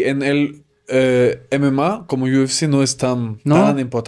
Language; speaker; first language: Spanish; non-native, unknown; German